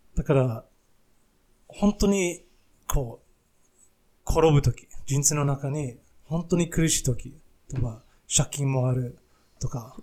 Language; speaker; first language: Japanese; non-native, fluent; English